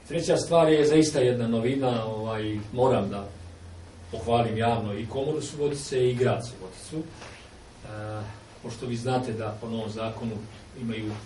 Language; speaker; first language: Serbian; native; Serbian